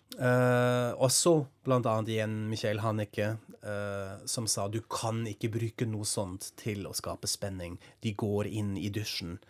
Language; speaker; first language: Norwegian; non-native, fluent; German